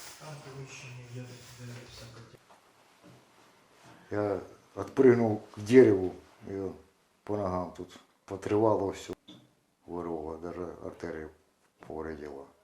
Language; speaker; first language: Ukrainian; non-native, local second language; Russian